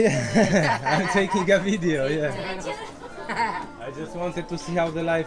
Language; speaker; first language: English; non-native, learner; Polish